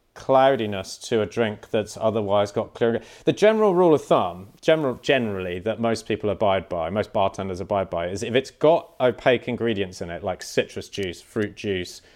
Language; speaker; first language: English; native; English